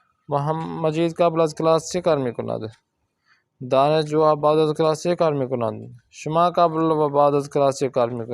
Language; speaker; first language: Persian; non-native, fluent; Urdu